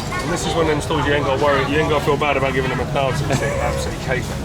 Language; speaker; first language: English; native; English